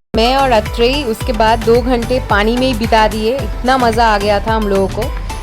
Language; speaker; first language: Hindi; non-native, local second language; Bangla